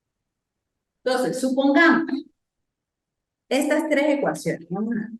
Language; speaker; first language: Spanish; native; Spanish